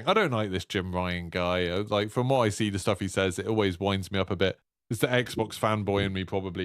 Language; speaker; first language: English; native; English